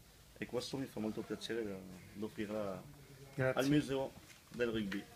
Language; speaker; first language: Italian; non-native, fluent; French